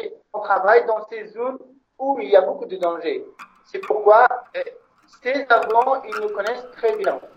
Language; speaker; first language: French; non-native, local second language; Persian